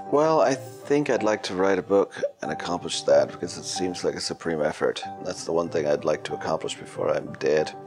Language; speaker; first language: English; native; English